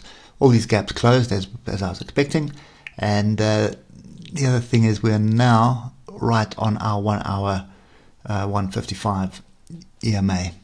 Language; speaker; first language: English; native; English